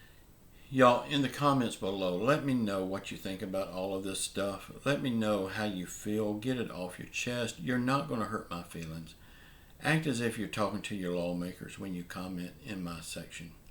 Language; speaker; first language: English; native; English